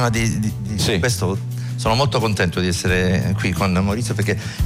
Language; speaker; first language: Italian; native; Italian